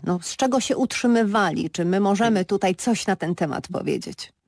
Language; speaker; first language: Polish; native; Polish